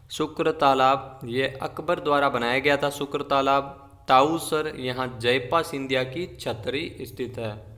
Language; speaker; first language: Hindi; native; Hindi